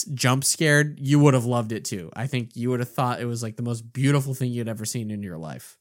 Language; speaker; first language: English; native; English